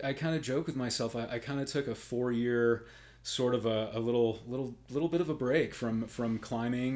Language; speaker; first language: English; native; English